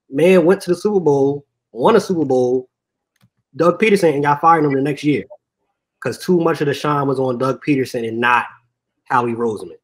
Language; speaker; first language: English; native; English